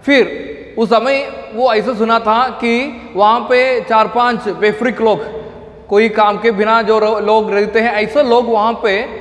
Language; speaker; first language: Hindi; non-native, local second language; Malayalam